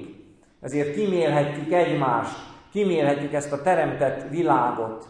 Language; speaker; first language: Hungarian; native; Hungarian